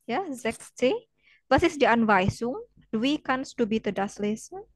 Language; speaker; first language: German; non-native, fluent; Indonesian